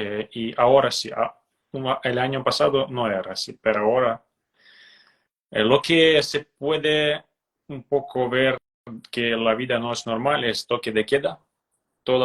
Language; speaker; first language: Spanish; non-native, fluent; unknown